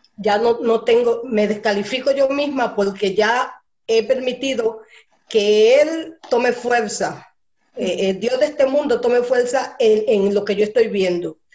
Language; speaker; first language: Spanish; early bilingual, heritage; Spanish